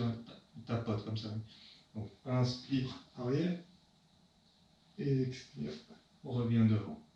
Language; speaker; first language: French; native; French